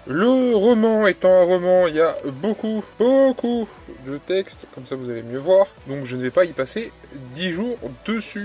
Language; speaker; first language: French; native; French